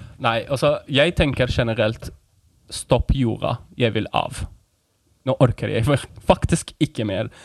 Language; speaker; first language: Norwegian; non-native, fluent; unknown